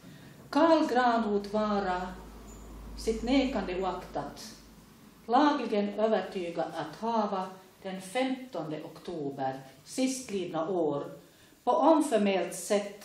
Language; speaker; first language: Swedish; native; Swedish